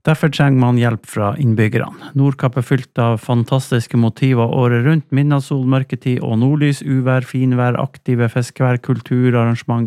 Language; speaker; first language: Norwegian; native; Norwegian